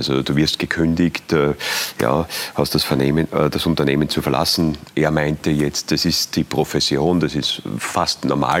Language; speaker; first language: German; native; German